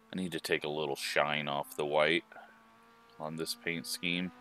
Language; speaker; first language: English; native; English